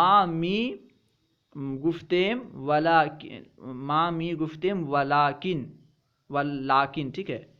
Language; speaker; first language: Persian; non-native, fluent; Urdu